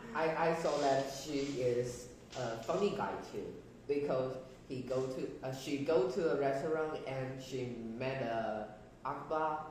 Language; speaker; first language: English; non-native, learner; Chinese